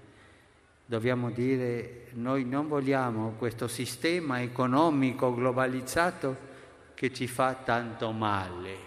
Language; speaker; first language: Italian; non-native, fluent; Spanish